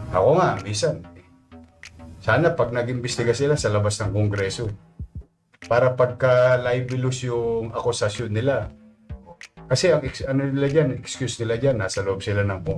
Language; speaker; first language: Filipino; native; Filipino